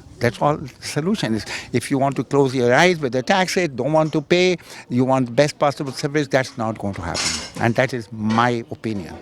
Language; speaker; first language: English; non-native, local second language; Urdu